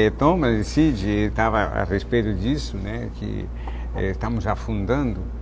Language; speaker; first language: Portuguese; native; Portuguese